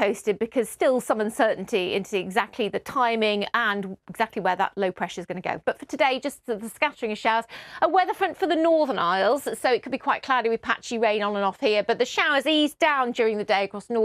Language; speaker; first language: English; native; English